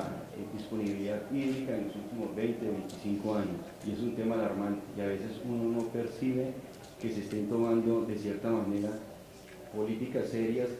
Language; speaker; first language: Spanish; native; Spanish